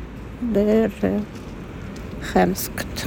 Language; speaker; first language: Swedish; non-native, learner; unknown